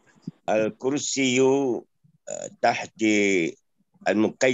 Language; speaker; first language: Arabic; non-native, learner; Malay